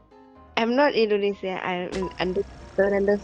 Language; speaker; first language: English; non-native, learner; Thai